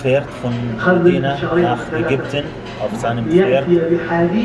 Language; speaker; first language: German; non-native, fluent; Arabic